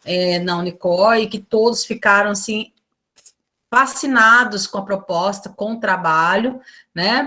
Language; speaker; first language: Portuguese; native; Portuguese